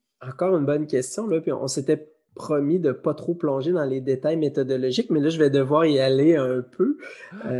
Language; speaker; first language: French; native; French